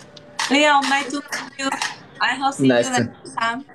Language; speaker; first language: English; non-native, learner; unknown